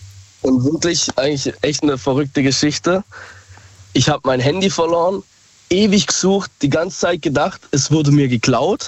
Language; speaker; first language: German; native; German